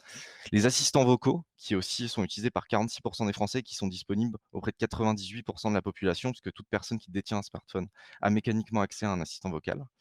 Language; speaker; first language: French; native; French